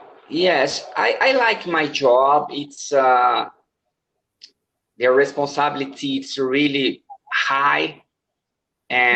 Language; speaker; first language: English; non-native, learner; Portuguese